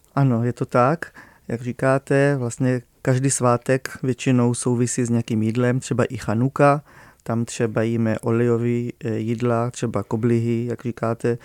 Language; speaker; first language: Czech; non-native, fluent; Hebrew